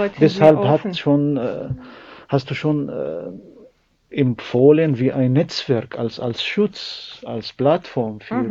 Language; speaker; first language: German; non-native, learner; Arabic